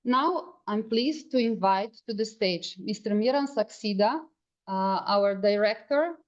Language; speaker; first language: English; non-native, fluent; Slovenian